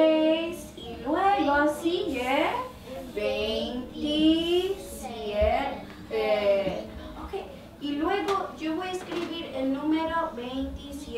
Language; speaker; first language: Spanish; early bilingual, heritage; Spanish